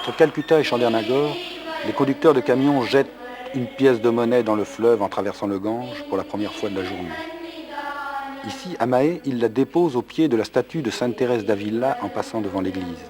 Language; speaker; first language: French; native; French